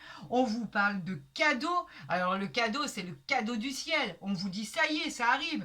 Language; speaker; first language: French; native; French